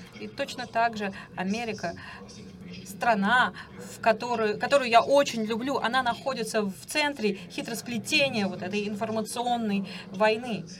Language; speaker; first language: Russian; non-native, fluent; English